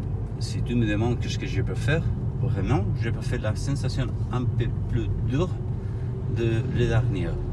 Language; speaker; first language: French; non-native, learner; Spanish